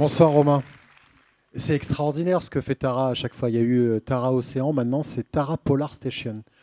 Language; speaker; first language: French; native; French